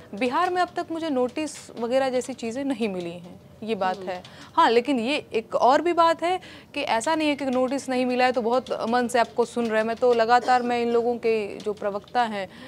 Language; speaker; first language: Hindi; non-native, local second language; Bhojpuri